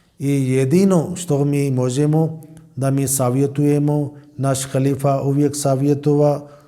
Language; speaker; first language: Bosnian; non-native, learner; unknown